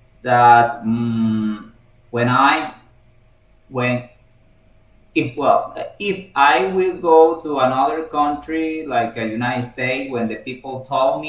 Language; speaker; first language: English; non-native, learner; Spanish